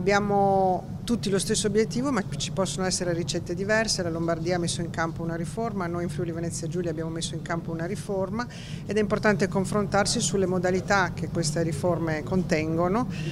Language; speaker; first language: Italian; native; Italian